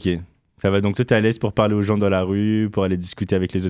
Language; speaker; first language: French; native; French